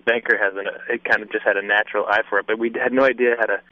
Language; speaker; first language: English; native; English